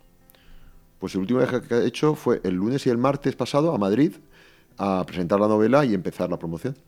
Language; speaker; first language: Spanish; native; Spanish